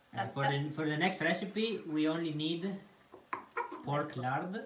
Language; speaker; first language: English; non-native, fluent; Italian